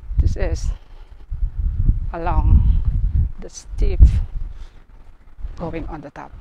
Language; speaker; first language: English; non-native, learner; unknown